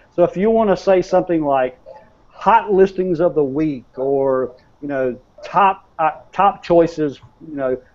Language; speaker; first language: English; native; English